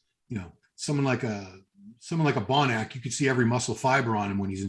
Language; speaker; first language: English; native; English